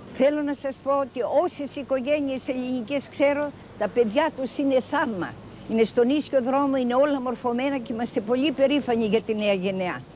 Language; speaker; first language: Greek; native; Greek